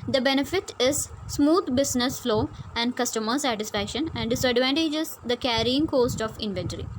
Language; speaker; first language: English; non-native, local second language; Malayalam